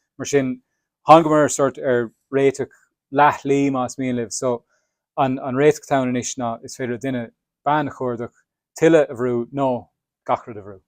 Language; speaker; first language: Irish; native; Irish